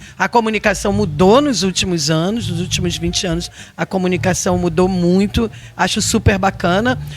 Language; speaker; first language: Portuguese; native; Portuguese